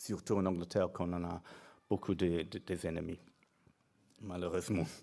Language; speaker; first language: French; non-native, fluent; English